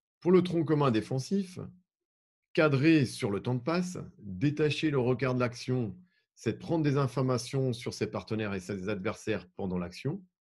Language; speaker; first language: French; native; French